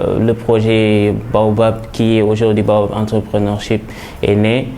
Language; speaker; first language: French; non-native, local second language; Wolof